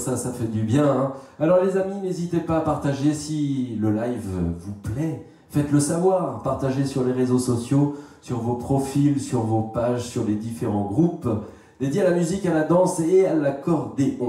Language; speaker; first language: French; native; French